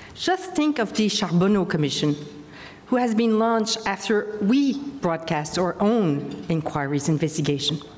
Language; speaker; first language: English; non-native, fluent; French